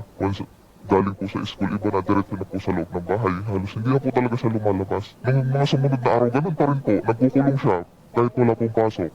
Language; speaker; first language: Filipino; native; Filipino